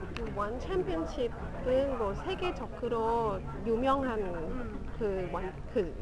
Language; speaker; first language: Korean; non-native, learner; Thai